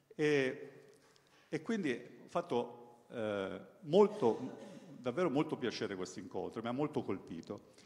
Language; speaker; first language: Italian; native; Italian